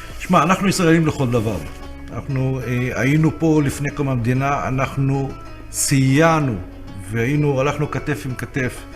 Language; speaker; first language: Hebrew; non-native, local second language; Arabic